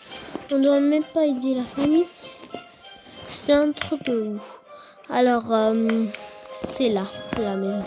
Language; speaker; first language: French; non-native, fluent; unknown